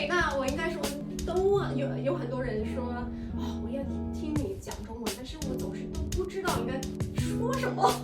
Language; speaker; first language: Chinese; non-native, fluent; English